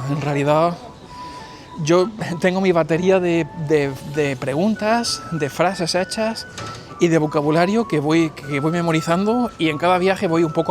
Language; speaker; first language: Spanish; native; Spanish